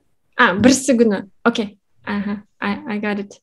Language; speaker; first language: English; non-native, fluent; Kazakh